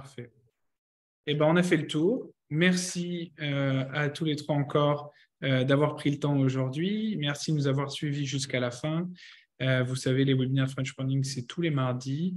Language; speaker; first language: French; native; French